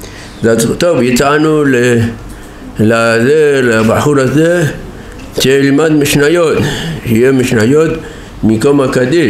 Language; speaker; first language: Hebrew; non-native, fluent; Persian